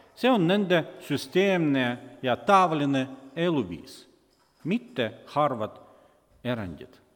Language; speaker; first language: Estonian; non-native, local second language; Russian